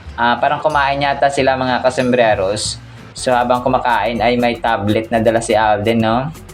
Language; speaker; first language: Filipino; non-native, local second language; Cebuano